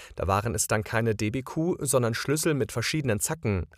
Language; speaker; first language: German; non-native, fluent; Croatian